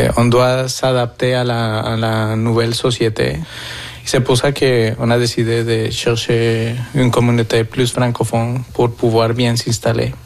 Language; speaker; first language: French; non-native, fluent; Spanish